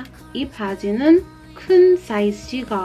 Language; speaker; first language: Korean; non-native, learner; English